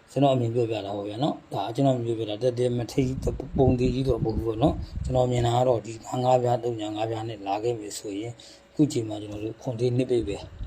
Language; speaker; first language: Burmese; native; Burmese